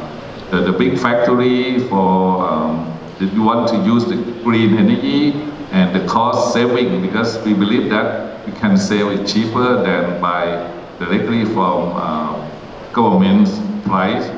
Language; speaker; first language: English; non-native, learner; Thai